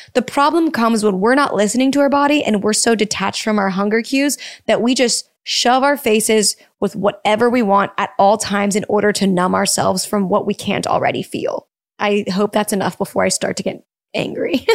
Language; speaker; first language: English; early bilingual, other home language; Filipino